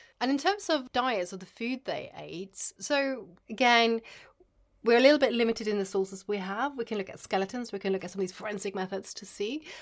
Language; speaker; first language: English; non-native, fluent; Norwegian